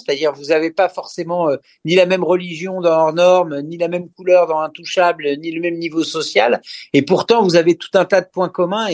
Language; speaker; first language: French; native; French